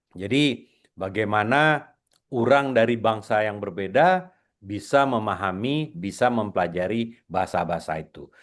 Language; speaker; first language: Indonesian; non-native, local second language; Minangkabau